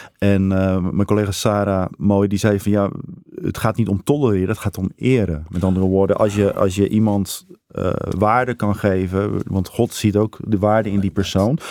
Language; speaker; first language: Dutch; native; Dutch